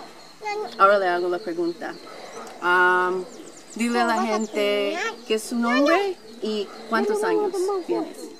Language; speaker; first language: Spanish; non-native, fluent; English